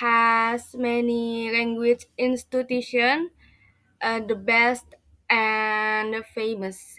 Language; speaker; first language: English; non-native, learner; Indonesian